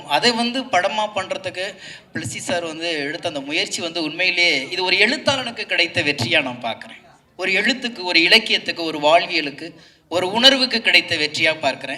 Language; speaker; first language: Tamil; native; Tamil